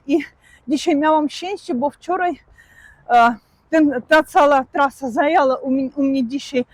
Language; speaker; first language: Polish; non-native, fluent; Russian